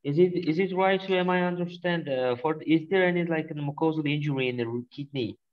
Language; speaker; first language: English; non-native, learner; Mongolian